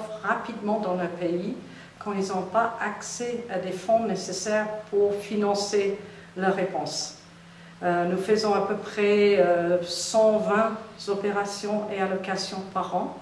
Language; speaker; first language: French; non-native, fluent; English